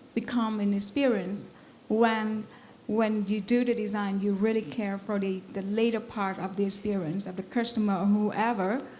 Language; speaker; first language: English; non-native, fluent; Vietnamese